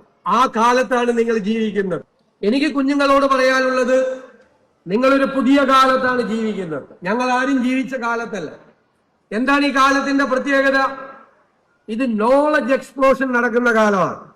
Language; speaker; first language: Malayalam; native; Malayalam